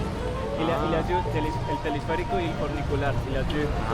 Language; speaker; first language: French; non-native, learner; Spanish